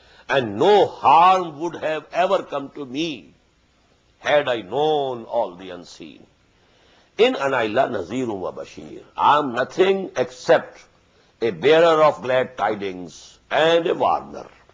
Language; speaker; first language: English; non-native, local second language; Punjabi